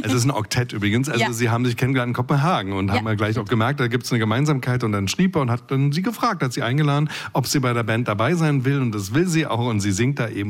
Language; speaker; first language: German; native; German